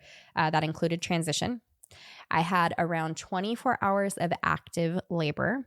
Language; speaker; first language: English; native; English